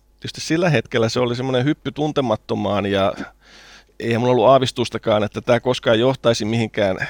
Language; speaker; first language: Finnish; native; Finnish